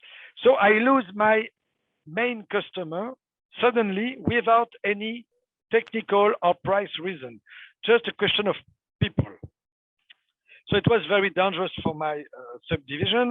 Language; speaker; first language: English; non-native, fluent; French